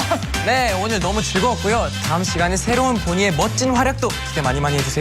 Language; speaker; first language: Korean; native; Korean